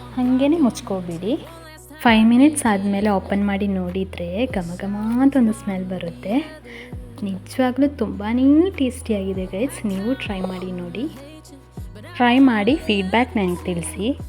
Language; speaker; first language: Kannada; non-native, local second language; Malayalam